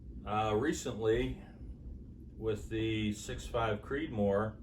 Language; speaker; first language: English; native; English